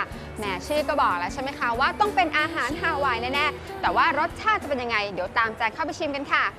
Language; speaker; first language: Thai; native; Thai